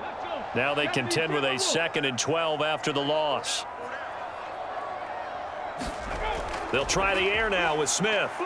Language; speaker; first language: English; native; English